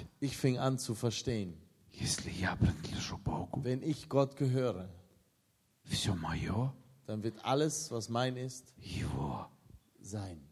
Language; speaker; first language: German; non-native, fluent; Russian